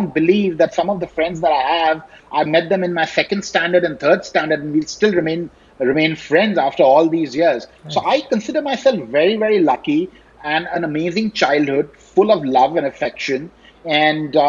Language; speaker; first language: English; non-native, local second language; Hindi